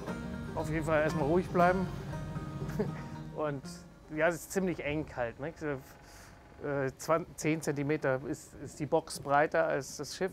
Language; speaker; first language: German; native; German